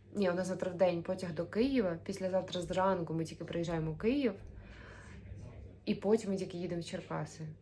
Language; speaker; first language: Ukrainian; native; Ukrainian